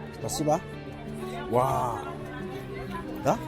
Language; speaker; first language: Russian; non-native, learner; Korean